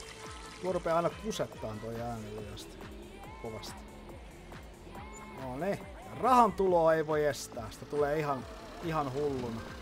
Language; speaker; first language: Finnish; native; Finnish